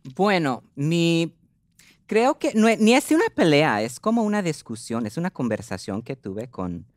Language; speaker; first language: Spanish; early bilingual, heritage; Spanish